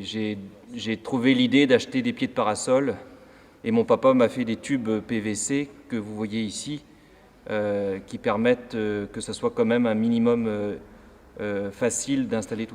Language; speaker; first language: French; native; French